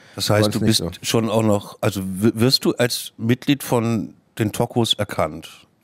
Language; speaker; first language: German; native; German